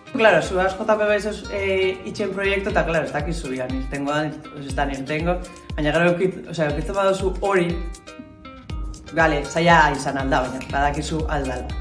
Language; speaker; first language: Basque; native; Basque